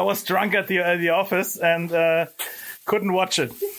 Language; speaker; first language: English; non-native, fluent; German